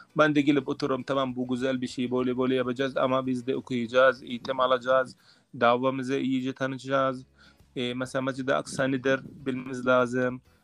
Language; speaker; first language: Turkish; non-native, fluent; Arabic